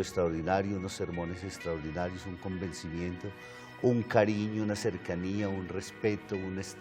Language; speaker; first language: Spanish; native; Spanish